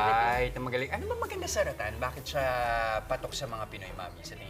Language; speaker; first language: Filipino; native; Filipino